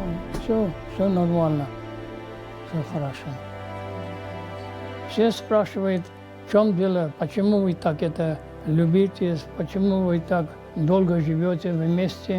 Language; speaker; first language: Russian; non-native, local second language; Armenian